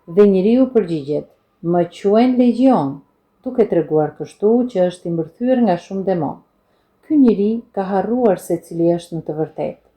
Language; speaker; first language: Albanian; non-native, fluent; English